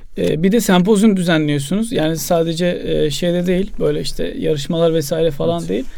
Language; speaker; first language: Turkish; native; Turkish